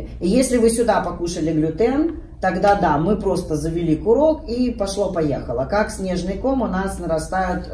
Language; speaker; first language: Russian; native; Russian